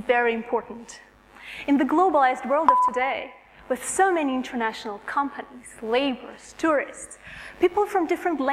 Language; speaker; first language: English; non-native, fluent; Russian